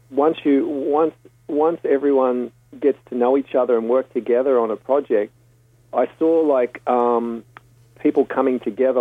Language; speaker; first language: English; native; English